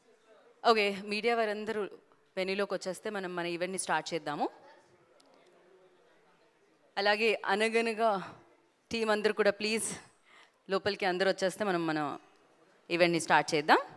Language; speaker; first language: Telugu; native; Telugu